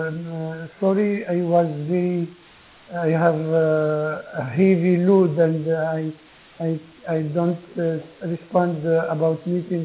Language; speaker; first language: English; non-native, learner; Arabic